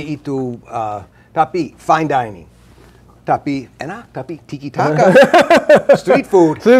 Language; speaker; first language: Indonesian; non-native, learner; English